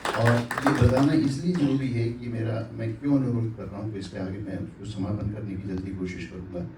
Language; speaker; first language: Hindi; native; Hindi